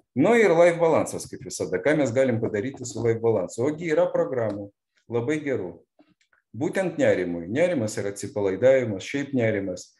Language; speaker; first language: Lithuanian; non-native, local second language; Russian